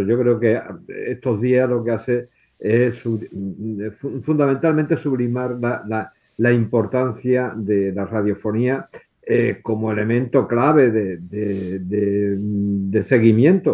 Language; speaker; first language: Spanish; native; Spanish